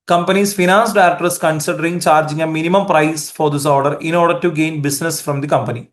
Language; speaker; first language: English; non-native, local second language; Malayalam